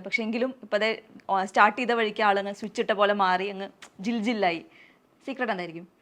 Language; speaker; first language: Malayalam; native; Malayalam